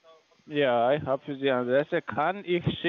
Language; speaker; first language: German; non-native, learner; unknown